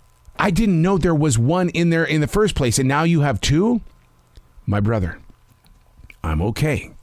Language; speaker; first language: English; native; English